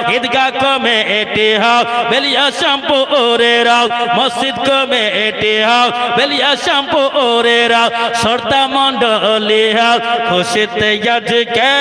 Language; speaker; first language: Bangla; non-native, fluent; Urdu